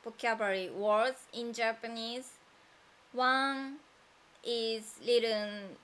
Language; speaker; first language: English; non-native, fluent; Japanese